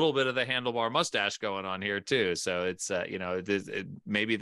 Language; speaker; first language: English; native; English